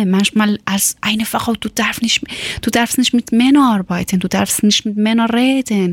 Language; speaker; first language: German; non-native, learner; Persian